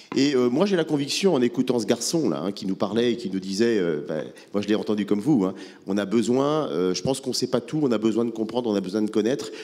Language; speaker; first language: French; native; French